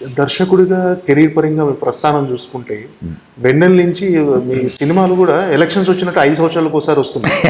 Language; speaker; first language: Telugu; native; Telugu